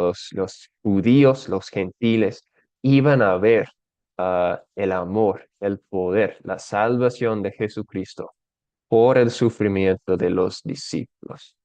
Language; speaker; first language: Spanish; non-native, fluent; English